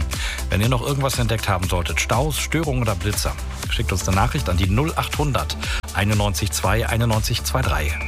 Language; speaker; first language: German; native; German